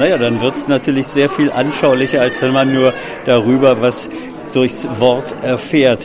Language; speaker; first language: German; native; German